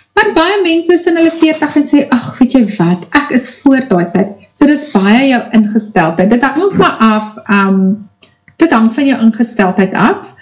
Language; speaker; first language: Afrikaans; native; Afrikaans